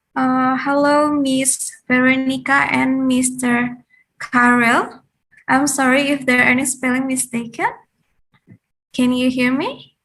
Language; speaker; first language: English; non-native, fluent; Indonesian